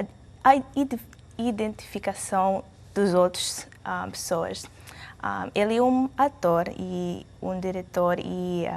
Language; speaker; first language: Portuguese; non-native, learner; English